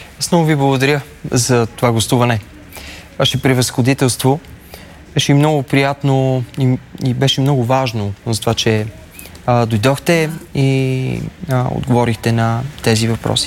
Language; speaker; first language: Bulgarian; native; Bulgarian